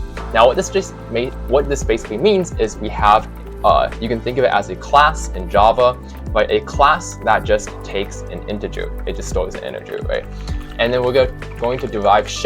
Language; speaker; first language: English; native; English